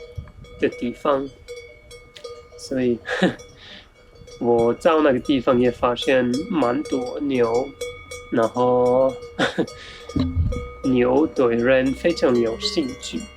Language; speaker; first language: Chinese; non-native, fluent; German